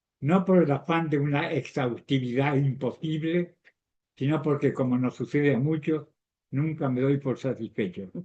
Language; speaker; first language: Spanish; native; Spanish